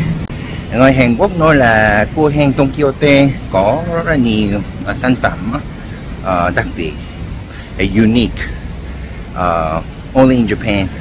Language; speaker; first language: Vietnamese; non-native, learner; Korean